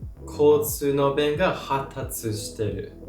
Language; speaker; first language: Japanese; non-native, learner; English